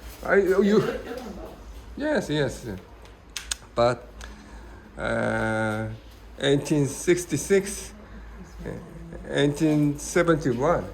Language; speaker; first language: English; non-native, learner; Korean